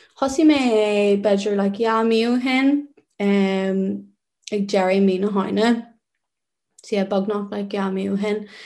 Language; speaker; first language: Irish; non-native, local second language; English